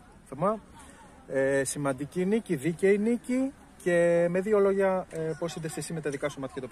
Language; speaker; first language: Greek; native; Greek